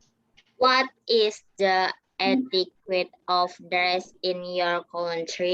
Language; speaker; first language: English; non-native, learner; Indonesian